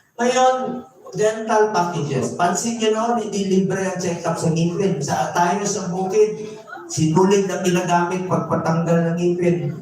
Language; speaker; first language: Filipino; non-native, local second language; Cebuano